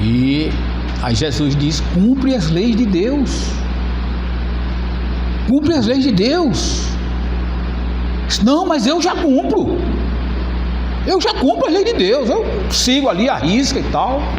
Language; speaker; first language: Portuguese; native; Portuguese